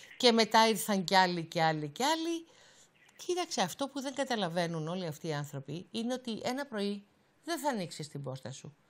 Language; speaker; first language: Greek; native; Greek